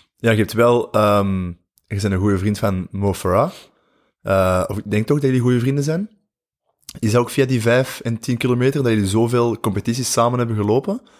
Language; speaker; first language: Dutch; native; Dutch